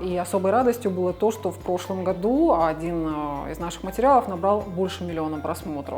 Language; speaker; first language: Russian; native; Russian